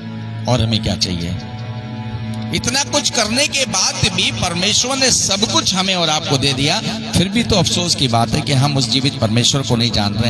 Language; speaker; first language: Hindi; native; Hindi